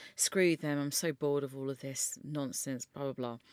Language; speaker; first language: English; native; English